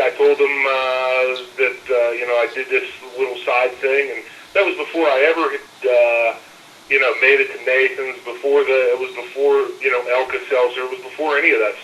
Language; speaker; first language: English; native; English